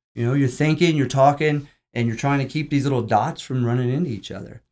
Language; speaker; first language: English; native; English